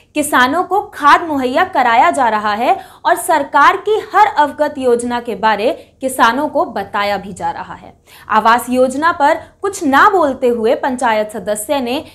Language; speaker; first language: Hindi; native; Hindi